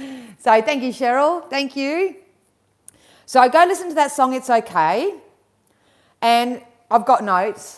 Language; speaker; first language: English; native; English